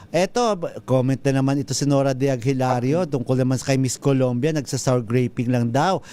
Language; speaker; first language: Filipino; native; Filipino